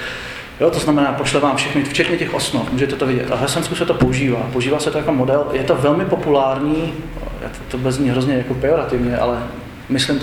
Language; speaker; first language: Czech; native; Czech